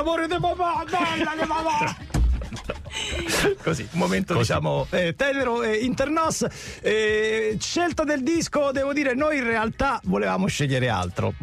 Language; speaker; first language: Italian; native; Italian